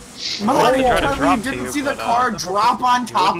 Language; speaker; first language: English; native; English